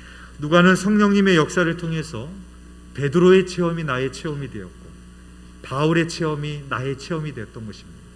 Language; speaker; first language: Korean; native; Korean